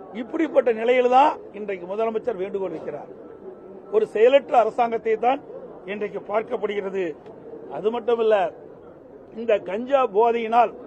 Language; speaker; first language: Tamil; native; Tamil